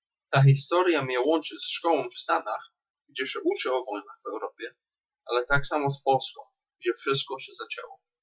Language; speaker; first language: Polish; early bilingual, heritage; Polish